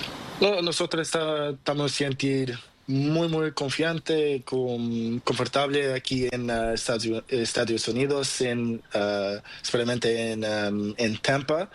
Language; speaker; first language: Spanish; non-native, learner; Portuguese